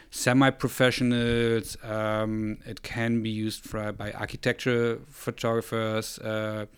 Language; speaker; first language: English; non-native, fluent; German